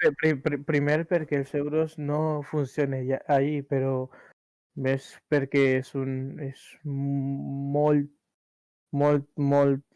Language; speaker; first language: Catalan; early bilingual, other home language; Urdu